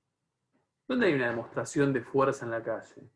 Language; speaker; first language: Spanish; native; Spanish